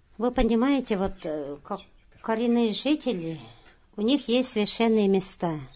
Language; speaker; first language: Russian; non-native, local second language; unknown